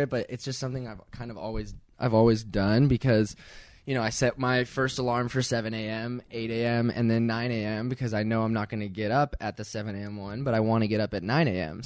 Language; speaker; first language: English; native; English